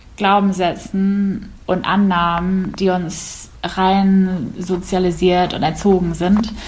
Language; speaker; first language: German; non-native, fluent; English